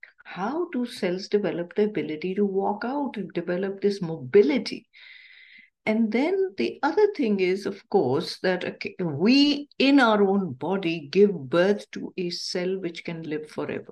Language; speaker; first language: English; non-native, local second language; Urdu